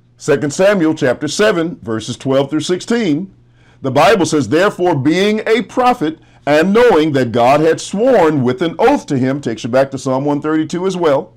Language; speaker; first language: English; native; English